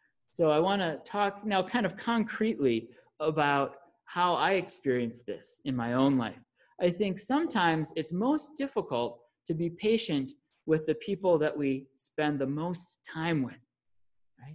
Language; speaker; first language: English; native; English